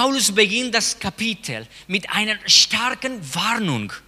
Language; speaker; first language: German; non-native, fluent; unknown